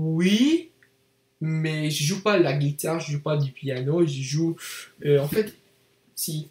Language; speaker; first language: French; non-native, learner; English